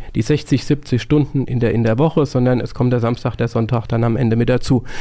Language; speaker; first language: German; native; German